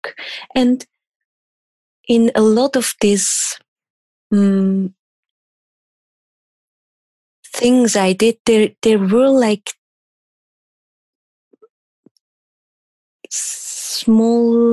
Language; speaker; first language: English; non-native, fluent; German